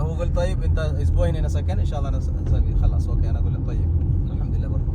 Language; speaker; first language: Arabic; non-native, learner; Malayalam